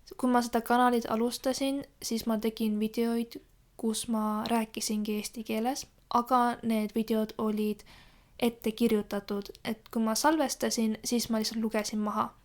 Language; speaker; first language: Estonian; native; Estonian